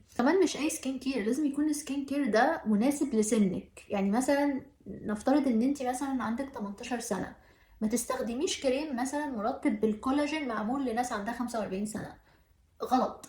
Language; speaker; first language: Arabic; native; Arabic